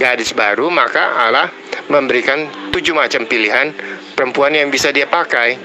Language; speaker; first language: Indonesian; native; Indonesian